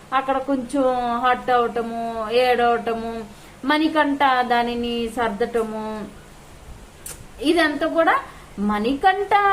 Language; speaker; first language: Telugu; native; Telugu